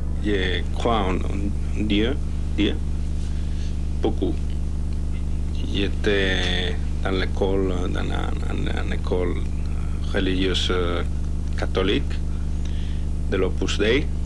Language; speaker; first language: French; non-native, learner; Spanish